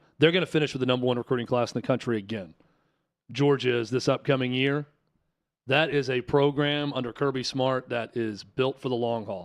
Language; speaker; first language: English; native; English